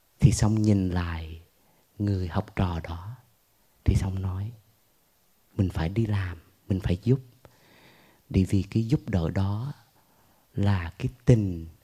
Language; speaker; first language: Vietnamese; early bilingual, heritage; Vietnamese